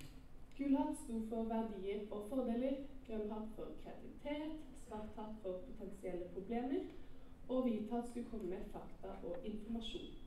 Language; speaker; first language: Norwegian; native; Norwegian